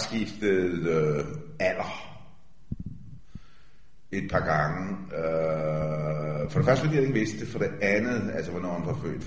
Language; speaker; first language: Danish; early bilingual, other home language; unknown